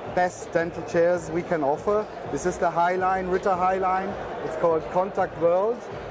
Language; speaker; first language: English; non-native, fluent; German